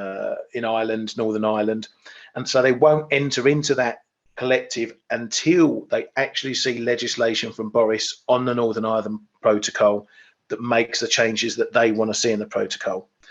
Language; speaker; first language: English; native; English